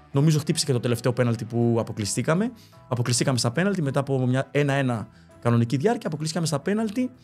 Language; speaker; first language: Greek; early bilingual, other home language; Spanish